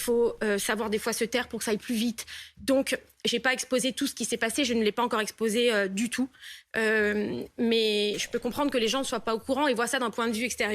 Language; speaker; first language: French; native; French